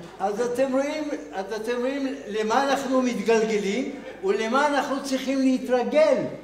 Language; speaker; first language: Hebrew; non-native, fluent; Arabic